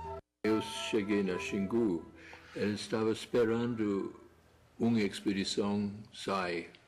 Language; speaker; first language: Portuguese; non-native, fluent; English